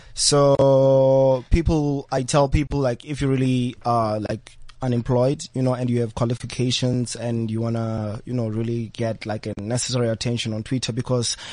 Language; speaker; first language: English; non-native, local second language; Venda